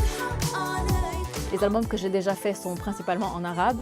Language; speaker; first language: French; non-native, local second language; Arabic